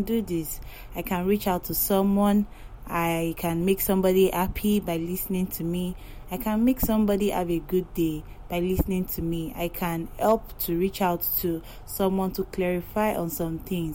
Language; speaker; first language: English; non-native, local second language; Yoruba